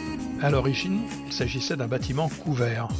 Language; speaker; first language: French; native; French